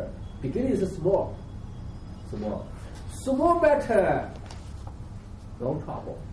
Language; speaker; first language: English; non-native, learner; Chinese